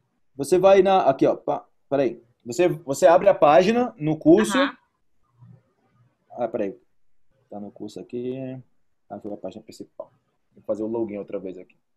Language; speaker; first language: Portuguese; native; Portuguese